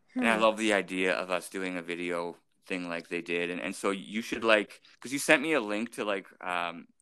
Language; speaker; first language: English; native; English